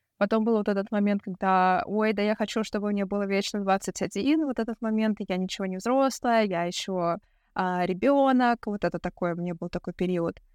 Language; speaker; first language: Russian; native; Russian